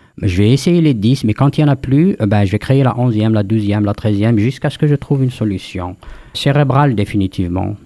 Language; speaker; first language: French; non-native, local second language; Kabyle